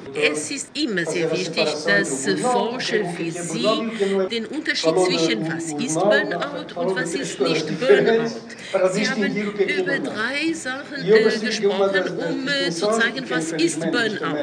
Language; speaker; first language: German; non-native, fluent; Portuguese